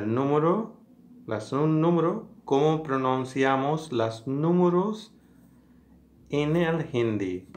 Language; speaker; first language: Spanish; non-native, learner; Hindi